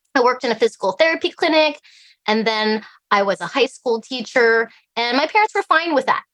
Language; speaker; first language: English; early bilingual, other home language; Cantonese